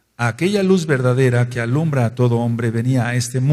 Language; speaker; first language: Spanish; native; Spanish